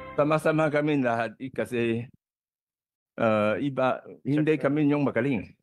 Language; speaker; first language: Filipino; non-native, learner; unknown